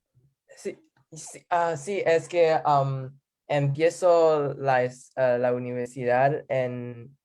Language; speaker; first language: Spanish; non-native, learner; English